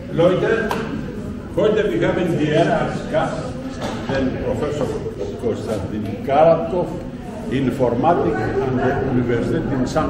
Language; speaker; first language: German; non-native, fluent; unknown